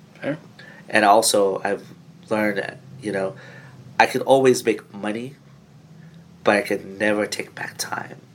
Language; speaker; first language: English; early bilingual, other home language; Filipino